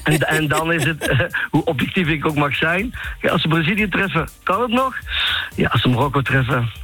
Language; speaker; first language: Dutch; non-native, local second language; Papiamento